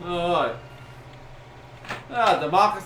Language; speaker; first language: English; native; English